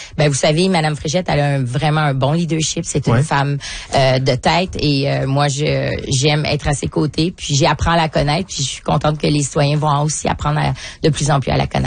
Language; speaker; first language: French; native; French